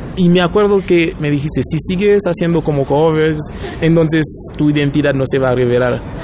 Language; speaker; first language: Spanish; non-native, fluent; Haitian Creole